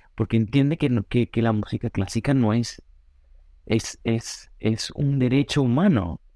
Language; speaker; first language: Spanish; native; Spanish